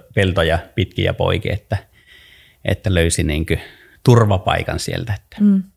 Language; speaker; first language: Finnish; native; Finnish